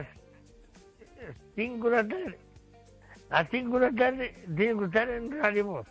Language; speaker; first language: Spanish; non-native, local second language; Galician